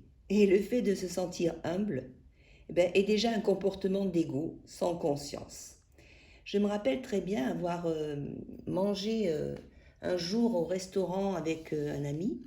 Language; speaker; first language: French; native; French